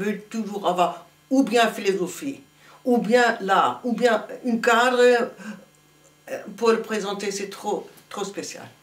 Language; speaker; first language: French; non-native, fluent; German